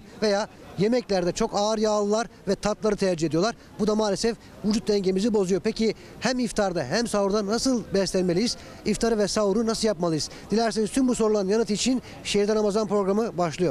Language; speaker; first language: Turkish; native; Turkish